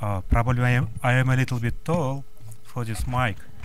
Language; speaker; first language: English; non-native, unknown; Kyrgyz